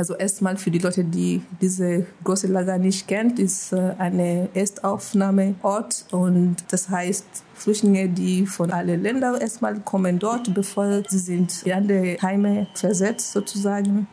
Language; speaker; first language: German; non-native, fluent; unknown